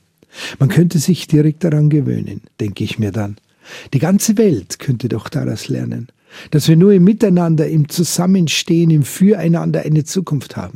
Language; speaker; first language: German; native; German